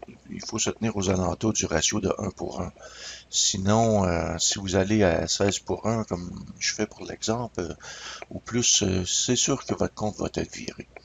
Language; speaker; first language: French; native; French